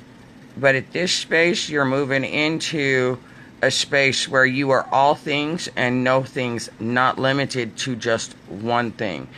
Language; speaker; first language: English; native; English